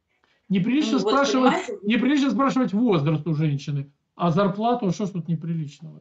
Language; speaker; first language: Russian; native; Russian